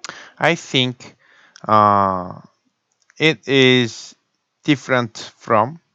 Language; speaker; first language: English; non-native, learner; Korean